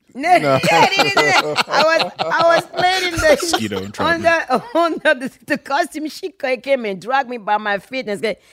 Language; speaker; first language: English; non-native, fluent; Fon